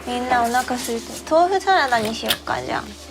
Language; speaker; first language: Japanese; native; Japanese